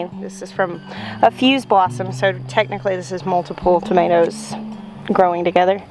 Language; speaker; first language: English; native; English